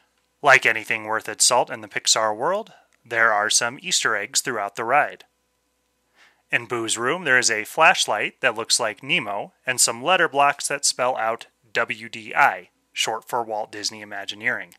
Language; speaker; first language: English; native; English